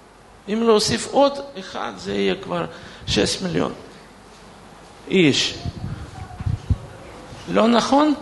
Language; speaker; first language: Hebrew; non-native, fluent; Russian